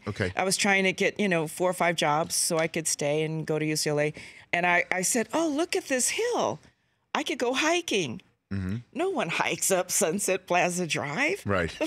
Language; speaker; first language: English; native; English